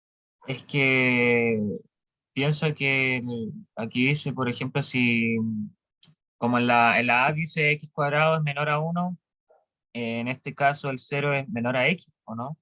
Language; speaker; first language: Spanish; native; Spanish